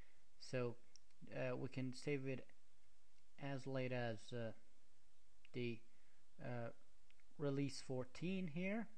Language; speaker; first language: English; non-native, fluent; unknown